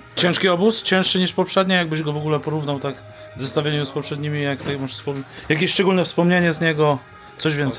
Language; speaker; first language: Polish; native; Polish